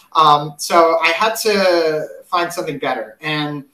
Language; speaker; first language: English; native; English